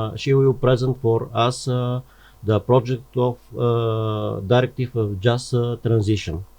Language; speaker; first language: English; non-native, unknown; Bulgarian